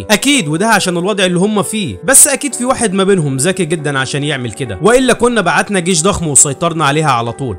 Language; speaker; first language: Arabic; native; Arabic